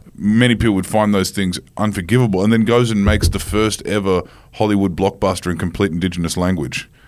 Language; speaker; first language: English; native; English